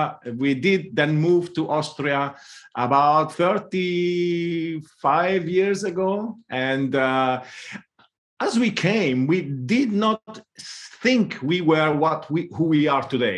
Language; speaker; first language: English; non-native, fluent; Italian